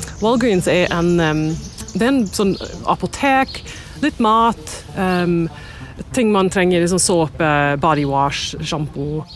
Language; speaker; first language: Norwegian; non-native, fluent; English